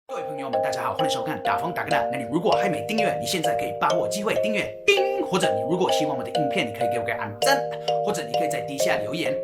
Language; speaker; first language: Chinese; non-native, fluent; English